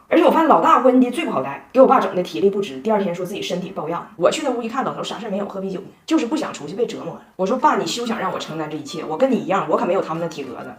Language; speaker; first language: Chinese; native; Chinese